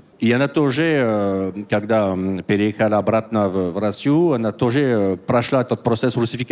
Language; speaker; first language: Russian; non-native, learner; French